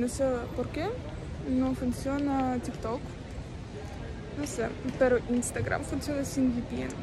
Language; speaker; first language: Spanish; non-native, learner; Russian